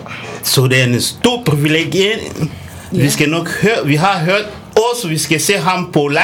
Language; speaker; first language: Danish; non-native, fluent; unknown